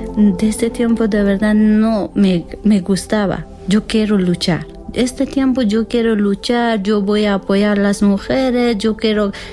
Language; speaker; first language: Spanish; non-native, learner; Persian